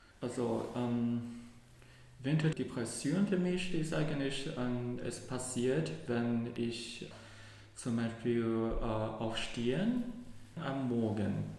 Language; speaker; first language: German; non-native, learner; Cantonese